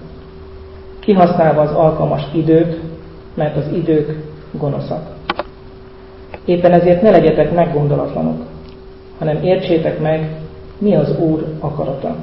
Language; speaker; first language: Hungarian; native; Hungarian